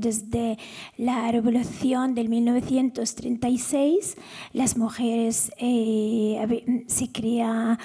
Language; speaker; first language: Spanish; non-native, fluent; Arabic